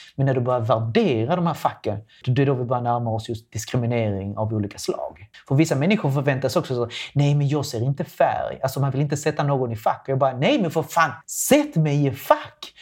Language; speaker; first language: Swedish; non-native, fluent; Spanish